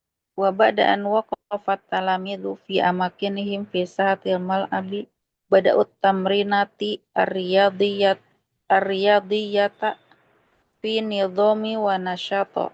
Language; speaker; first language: Arabic; non-native, learner; Indonesian